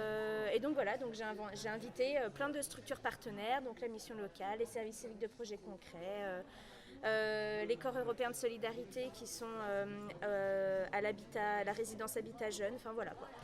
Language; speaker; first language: French; native; French